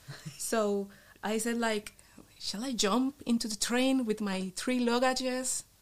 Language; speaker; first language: English; non-native, fluent; Spanish